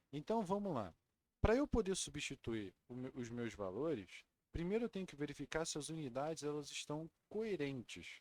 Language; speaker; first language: Portuguese; native; Portuguese